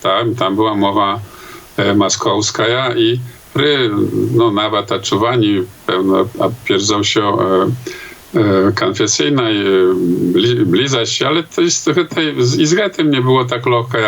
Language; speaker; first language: Polish; non-native, local second language; Belarusian